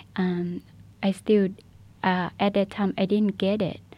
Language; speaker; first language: English; non-native, fluent; Burmese